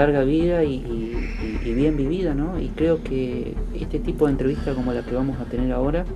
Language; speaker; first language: Spanish; native; Spanish